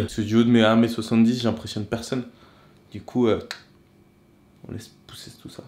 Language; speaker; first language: French; native; French